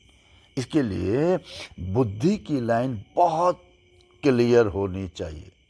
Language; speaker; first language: Hindi; native; Hindi